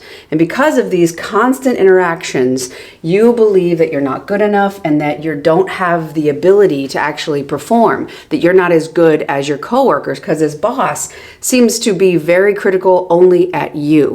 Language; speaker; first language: English; native; English